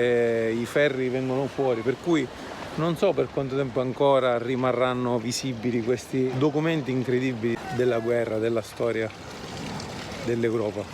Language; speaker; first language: Italian; native; Italian